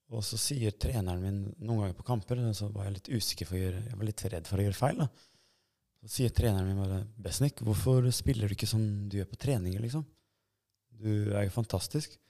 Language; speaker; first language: Norwegian; early bilingual, other home language; Albanian